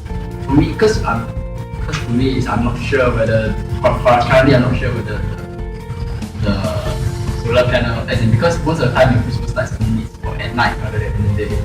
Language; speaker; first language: English; non-native, local second language; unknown